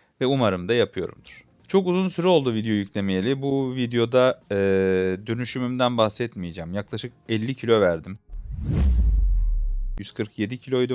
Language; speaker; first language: Turkish; native; Turkish